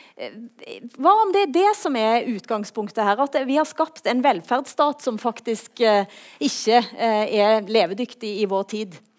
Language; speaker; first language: Norwegian; native; Norwegian